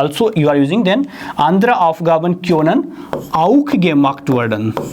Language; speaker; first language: German; non-native, fluent; Hindi